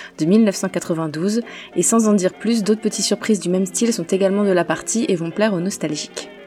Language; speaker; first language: French; native; French